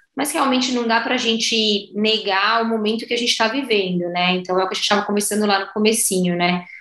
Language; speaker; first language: Portuguese; native; Portuguese